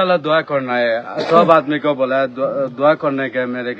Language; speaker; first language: Hindi; non-native, learner; Bangla